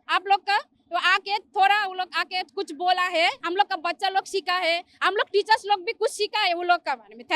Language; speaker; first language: Hindi; non-native, local second language; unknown